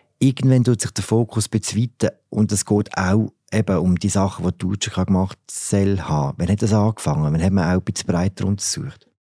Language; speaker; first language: German; native; German